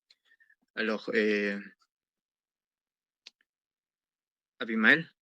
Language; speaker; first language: French; non-native, learner; Spanish